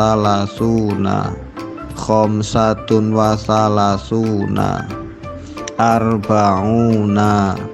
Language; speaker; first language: Arabic; non-native, fluent; Indonesian